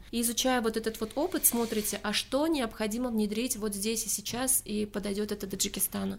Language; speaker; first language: Russian; non-native, local second language; Tajik